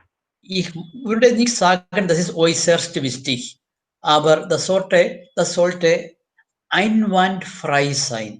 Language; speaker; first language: German; non-native, fluent; Malayalam